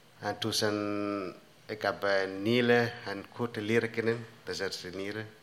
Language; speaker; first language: Dutch; non-native, learner; Tamil